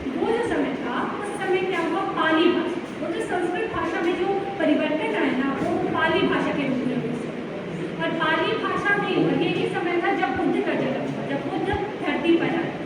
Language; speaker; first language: Hindi; native; Hindi